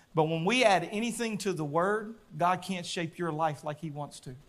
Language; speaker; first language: English; native; English